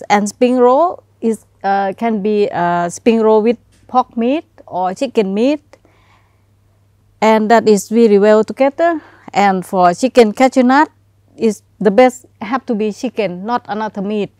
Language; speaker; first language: English; non-native, learner; Thai